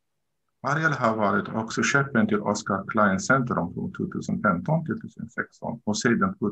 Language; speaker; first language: Swedish; non-native, learner; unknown